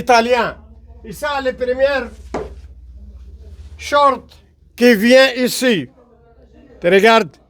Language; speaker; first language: French; non-native, learner; Arabic